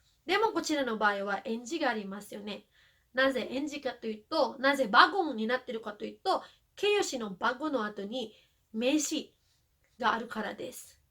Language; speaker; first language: Japanese; non-native, fluent; Filipino